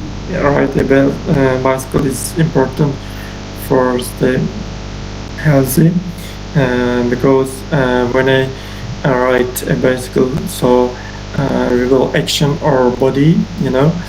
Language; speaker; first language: English; non-native, learner; Uzbek